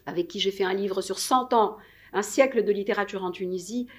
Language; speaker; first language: French; non-native, local second language; Arabic